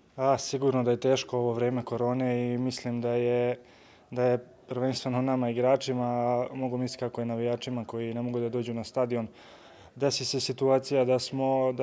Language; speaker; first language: Serbian; native; Serbian